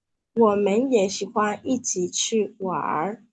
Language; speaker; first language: Chinese; non-native, learner; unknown